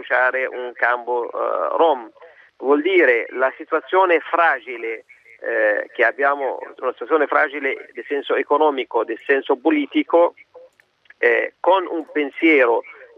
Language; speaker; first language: Italian; non-native, fluent; Arabic